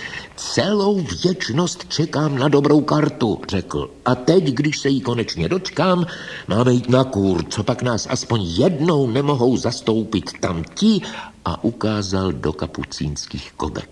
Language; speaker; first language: Czech; native; Czech